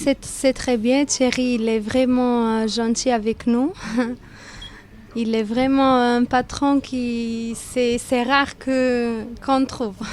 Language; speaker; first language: French; non-native, learner; Albanian